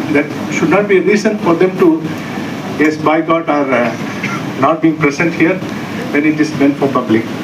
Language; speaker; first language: English; non-native, local second language; Tamil